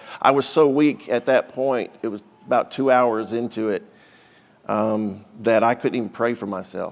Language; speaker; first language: English; native; English